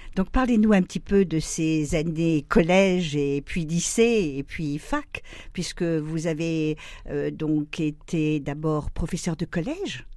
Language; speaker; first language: French; native; French